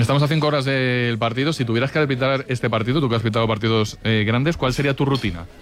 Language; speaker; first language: Spanish; native; Spanish